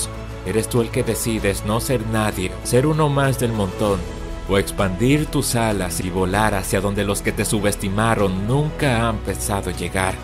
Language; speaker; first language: Spanish; native; Spanish